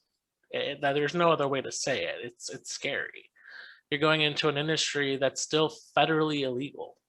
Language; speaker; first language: English; native; English